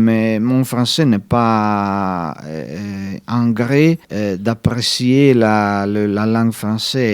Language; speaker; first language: French; non-native, fluent; Italian